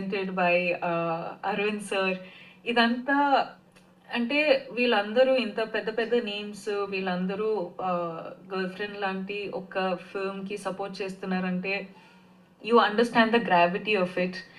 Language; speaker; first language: Telugu; non-native, fluent; Kannada